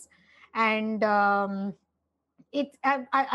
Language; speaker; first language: English; non-native, local second language; Tamil